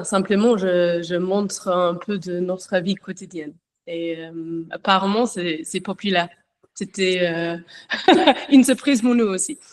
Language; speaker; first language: French; non-native, learner; English